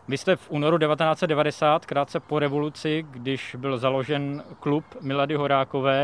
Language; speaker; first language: Czech; native; Czech